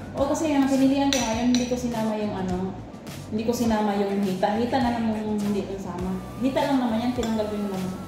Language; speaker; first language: Filipino; non-native, local second language; Hiligaynon